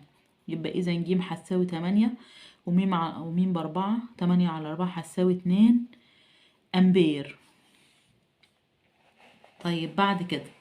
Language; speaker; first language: Arabic; native; Arabic